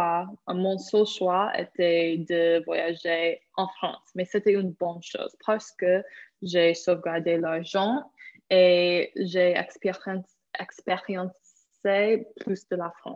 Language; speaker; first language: French; non-native, fluent; English